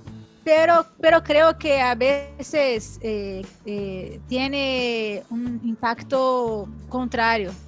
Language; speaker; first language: Spanish; non-native, learner; Portuguese